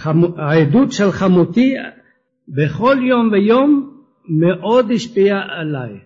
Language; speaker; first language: Hebrew; non-native, fluent; French